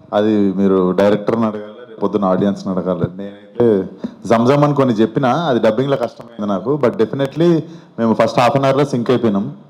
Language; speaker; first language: Telugu; native; Telugu